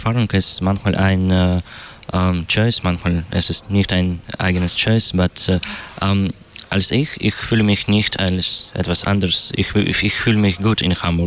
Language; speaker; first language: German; non-native, learner; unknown